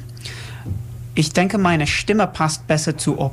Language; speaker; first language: German; non-native, learner; English